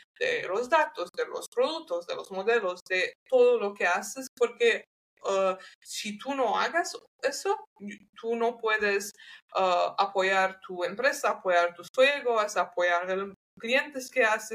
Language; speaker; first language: Spanish; non-native, learner; English